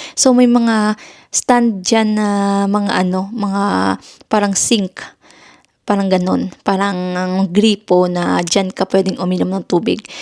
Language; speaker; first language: Filipino; non-native, local second language; Hiligaynon